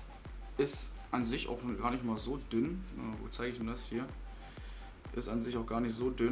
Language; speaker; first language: German; native; German